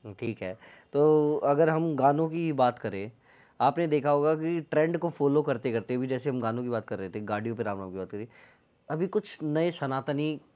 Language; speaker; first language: Hindi; native; Hindi